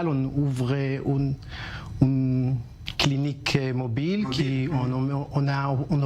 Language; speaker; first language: French; non-native, learner; Hebrew